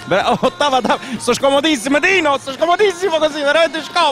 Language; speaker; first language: Italian; native; Italian